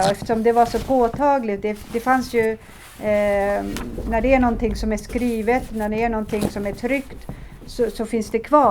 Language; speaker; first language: Swedish; early bilingual, other home language; Assyrian Neo-Aramaic